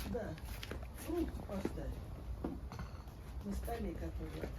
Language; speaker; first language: Russian; native; Russian